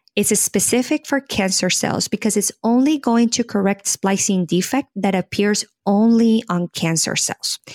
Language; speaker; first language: English; non-native, fluent; Spanish